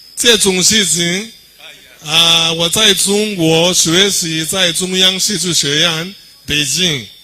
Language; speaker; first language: Chinese; non-native, fluent; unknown